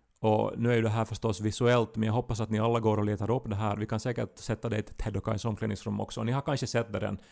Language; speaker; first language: Swedish; native; Swedish